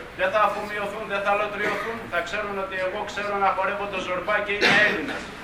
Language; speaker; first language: Greek; native; Greek